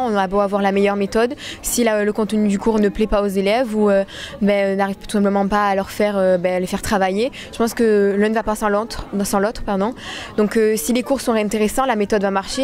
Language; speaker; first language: French; native; French